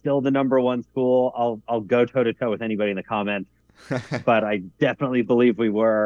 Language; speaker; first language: English; native; English